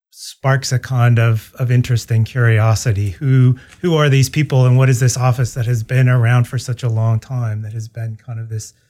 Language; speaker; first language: English; native; English